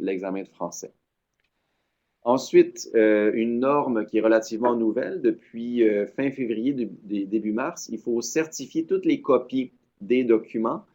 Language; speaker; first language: French; native; French